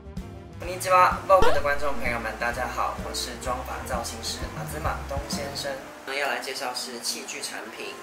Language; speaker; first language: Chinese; non-native, fluent; Japanese